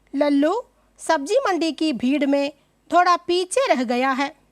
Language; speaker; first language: Hindi; non-native, local second language; Malayalam